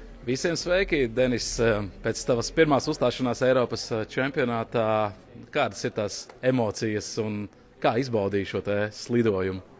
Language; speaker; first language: Latvian; native; Latvian